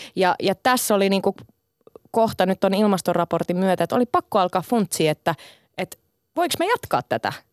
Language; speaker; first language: Finnish; early bilingual, other home language; Sinhala